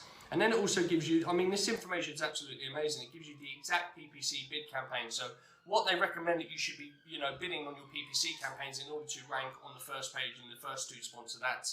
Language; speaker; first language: English; native; English